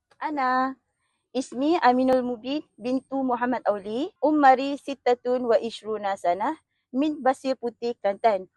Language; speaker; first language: Arabic; non-native, learner; Malay